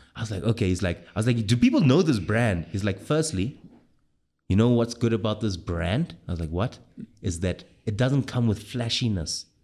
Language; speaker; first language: English; native; English